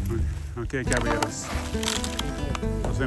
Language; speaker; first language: Spanish; non-native, learner; English